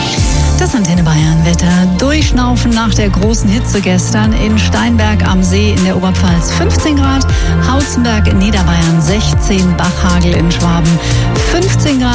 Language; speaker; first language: German; native; German